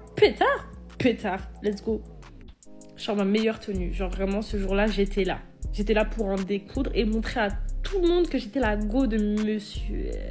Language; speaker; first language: French; native; French